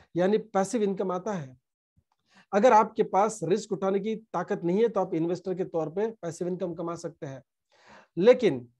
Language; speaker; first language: Hindi; non-native, local second language; Marathi